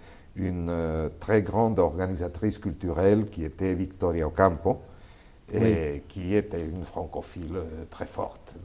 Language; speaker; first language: French; non-native, fluent; Spanish